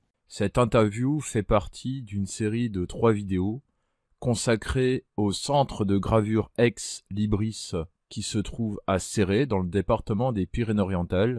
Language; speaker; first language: French; native; French